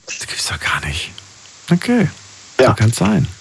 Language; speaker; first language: German; native; German